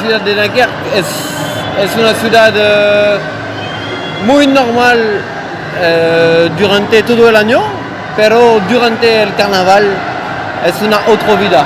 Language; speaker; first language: Spanish; non-native, learner; French